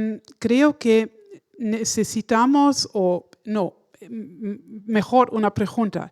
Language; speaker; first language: Spanish; non-native, learner; German